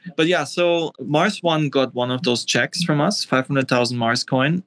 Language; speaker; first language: English; non-native, fluent; German